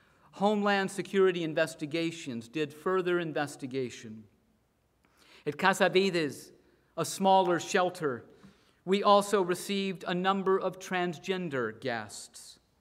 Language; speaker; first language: English; native; English